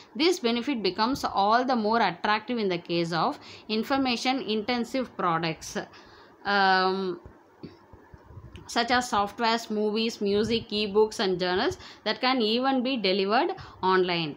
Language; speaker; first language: English; non-native, local second language; Tamil